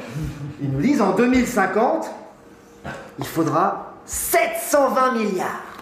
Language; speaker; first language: French; native; French